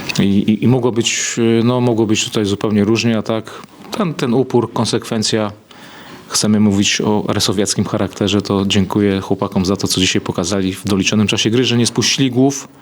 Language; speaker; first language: Polish; native; Polish